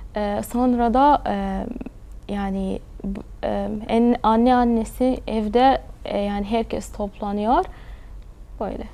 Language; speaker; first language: Turkish; early bilingual, other home language; Arabic